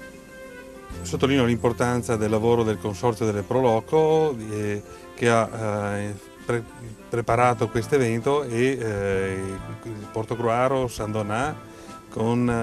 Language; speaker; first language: Italian; native; Italian